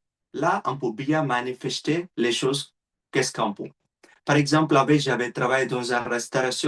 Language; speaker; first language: French; non-native, learner; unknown